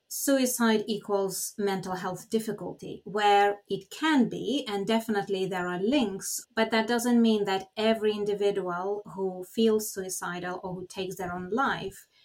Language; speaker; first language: English; non-native, fluent; Lithuanian